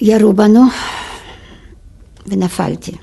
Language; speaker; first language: Hebrew; non-native, fluent; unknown